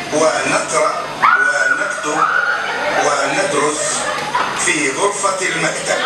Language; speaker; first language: Arabic; non-native, learner; Indonesian